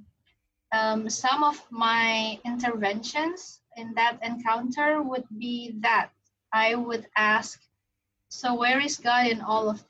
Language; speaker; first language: English; non-native, fluent; Indonesian